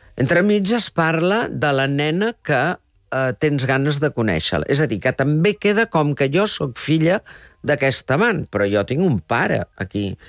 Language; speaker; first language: Catalan; early bilingual, heritage; Catalan